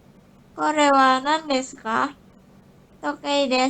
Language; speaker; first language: Japanese; non-native, learner; Indonesian